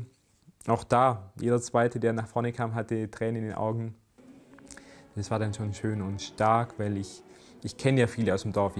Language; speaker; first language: German; native; German